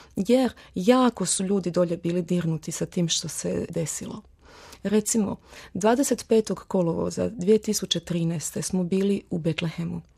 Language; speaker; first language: Croatian; early bilingual, heritage; Croatian